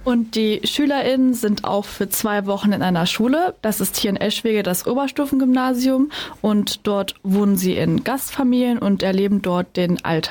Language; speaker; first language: German; native; German